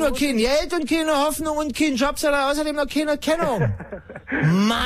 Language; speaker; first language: German; native; German